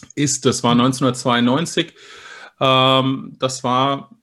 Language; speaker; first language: German; early bilingual, other home language; Spanish